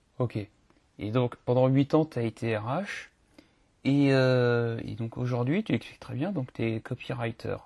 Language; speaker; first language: French; native; French